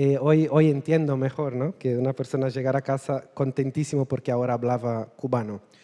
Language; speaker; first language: Spanish; non-native, fluent; Portuguese